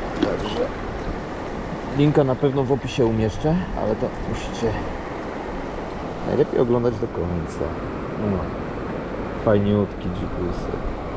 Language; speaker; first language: Polish; native; Polish